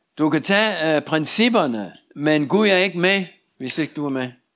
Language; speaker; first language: Danish; non-native, fluent; Russian